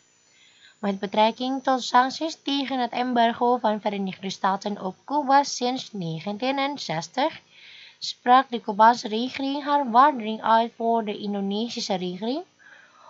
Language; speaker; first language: Dutch; non-native, fluent; Indonesian